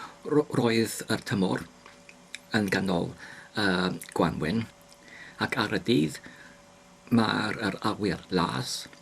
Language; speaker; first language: Welsh; non-native, learner; English